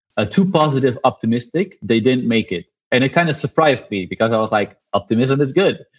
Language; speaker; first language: English; non-native, fluent; Dutch